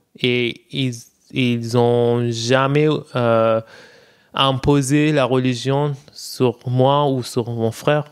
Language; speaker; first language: French; non-native, fluent; Persian